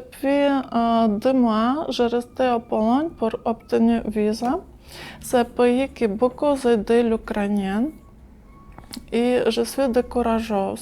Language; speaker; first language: French; non-native, learner; Ukrainian